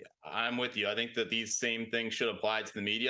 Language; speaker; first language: English; native; English